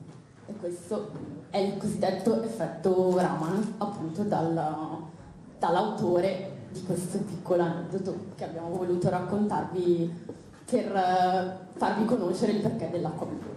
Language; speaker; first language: Italian; native; Italian